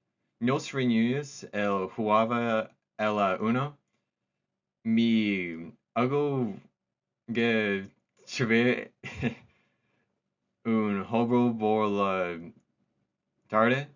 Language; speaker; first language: Spanish; non-native, learner; English